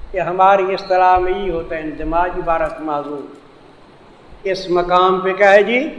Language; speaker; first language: Urdu; non-native, local second language; Saraiki